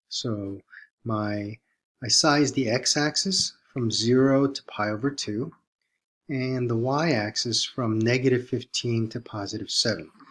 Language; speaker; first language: English; native; English